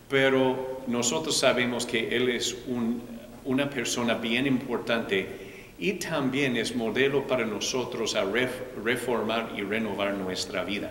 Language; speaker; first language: Spanish; non-native, fluent; English